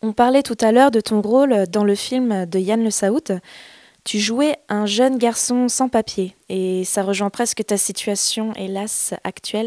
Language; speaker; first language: French; native; French